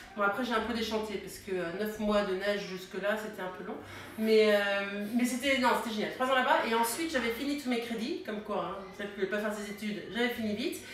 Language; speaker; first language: French; early bilingual, heritage; French